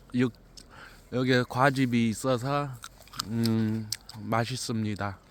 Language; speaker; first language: Korean; native; Korean